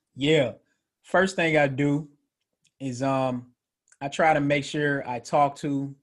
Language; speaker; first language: English; native; English